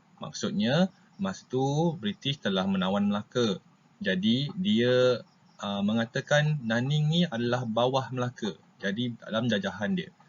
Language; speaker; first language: Malay; native; Malay